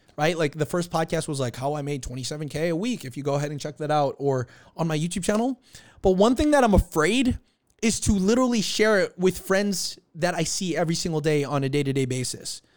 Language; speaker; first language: English; early bilingual, other home language; Filipino